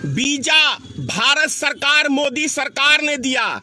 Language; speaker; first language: Hindi; native; Hindi